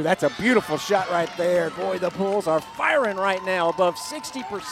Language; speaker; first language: English; native; English